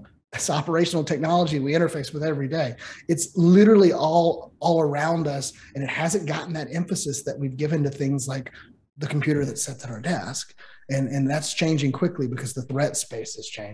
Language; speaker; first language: English; native; English